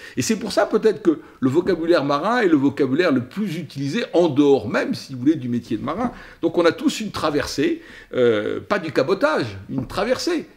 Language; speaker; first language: French; native; French